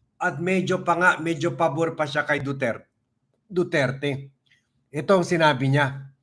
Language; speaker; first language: Filipino; native; Filipino